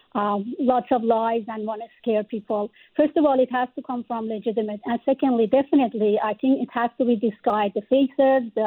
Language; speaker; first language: English; non-native, fluent; Persian